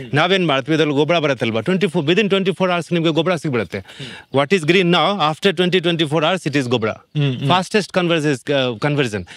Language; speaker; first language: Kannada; non-native, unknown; Hindi